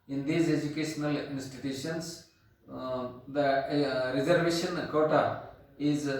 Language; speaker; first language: English; non-native, local second language; Kannada